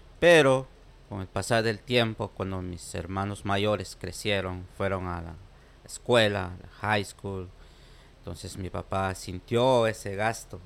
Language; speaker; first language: Spanish; native; Spanish